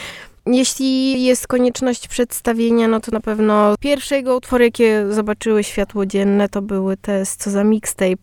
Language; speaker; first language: Polish; native; Polish